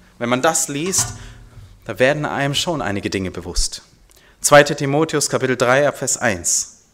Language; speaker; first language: German; early bilingual, heritage; German